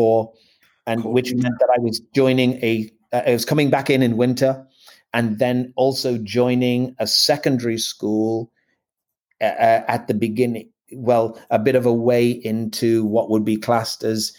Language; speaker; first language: English; native; English